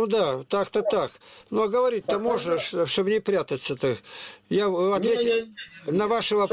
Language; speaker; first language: Russian; native; Russian